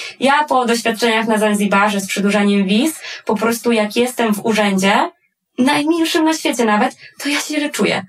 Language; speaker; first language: Polish; native; Polish